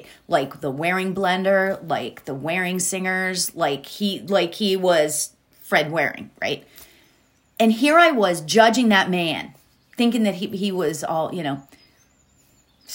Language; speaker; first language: English; native; English